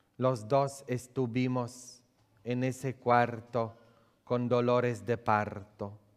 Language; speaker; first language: Spanish; non-native, fluent; Polish